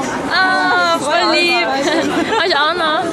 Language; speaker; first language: German; native; German